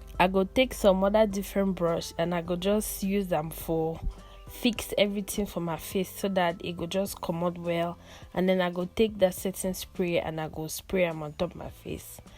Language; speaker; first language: Nigerian Pidgin; non-native, local second language; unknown